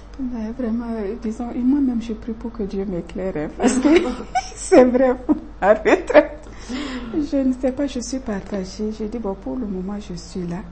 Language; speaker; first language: French; non-native, local second language; Bambara